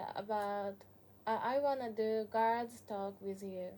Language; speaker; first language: English; non-native, learner; Japanese